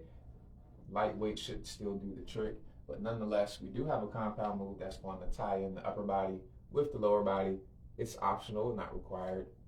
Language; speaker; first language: English; native; English